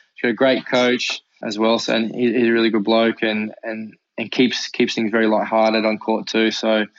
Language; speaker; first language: English; native; English